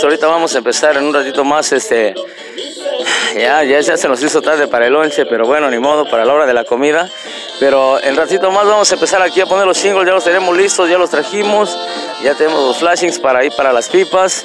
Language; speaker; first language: Spanish; native; Spanish